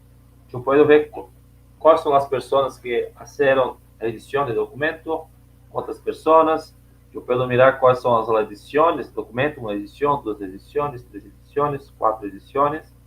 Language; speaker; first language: Spanish; non-native, learner; Portuguese